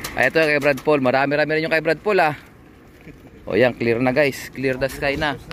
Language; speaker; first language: Filipino; native; Filipino